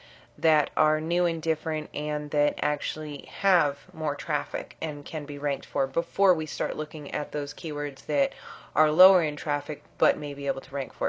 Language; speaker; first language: English; native; English